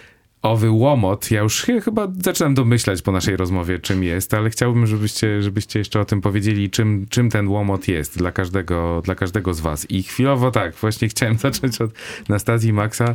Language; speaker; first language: Polish; native; Polish